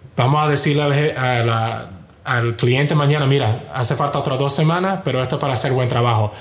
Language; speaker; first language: Spanish; early bilingual, heritage; Spanish